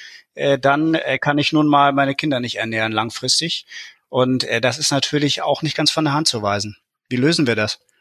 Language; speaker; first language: German; native; German